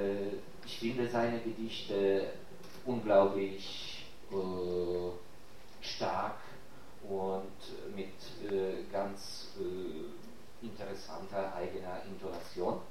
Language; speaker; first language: German; non-native, fluent; Ukrainian